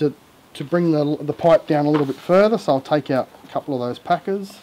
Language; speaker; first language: English; native; English